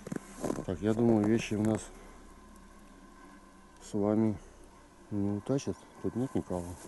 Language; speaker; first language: Russian; native; Russian